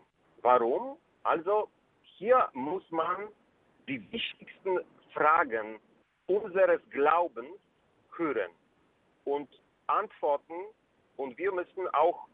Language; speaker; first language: German; non-native, fluent; Polish